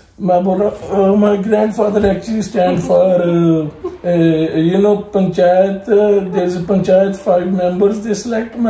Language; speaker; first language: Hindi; non-native, local second language; Punjabi